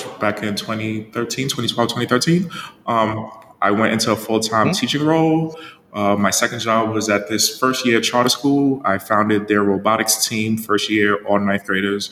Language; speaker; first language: English; early bilingual, other home language; Haitian Creole